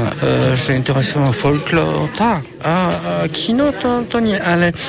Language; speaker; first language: Polish; early bilingual, heritage; French